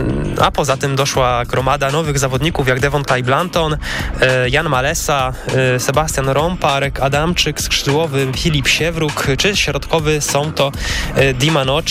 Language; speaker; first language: Polish; native; Polish